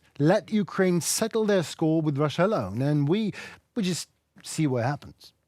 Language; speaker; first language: English; non-native, fluent; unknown